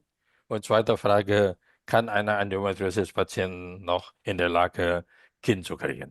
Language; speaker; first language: German; non-native, fluent; Indonesian